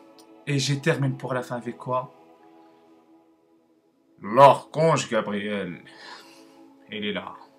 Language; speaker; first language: French; non-native, learner; Arabic